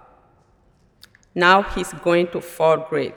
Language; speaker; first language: English; non-native, local second language; French